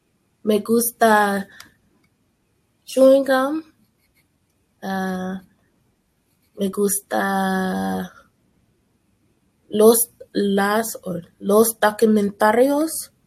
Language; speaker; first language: Spanish; non-native, learner; English